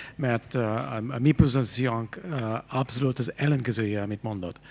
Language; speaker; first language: Hungarian; non-native, fluent; English